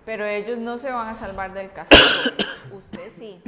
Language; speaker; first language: Spanish; native; Spanish